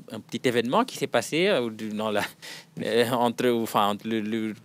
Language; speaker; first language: French; non-native, local second language; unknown